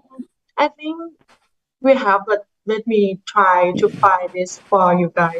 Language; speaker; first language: English; non-native, learner; Thai